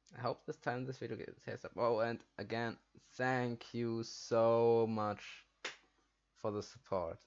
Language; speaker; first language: English; non-native, fluent; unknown